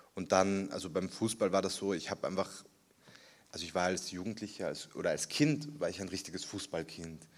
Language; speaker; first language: German; early bilingual, other home language; Spanish